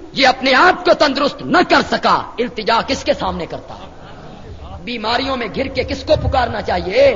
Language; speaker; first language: Urdu; non-native, local second language; Punjabi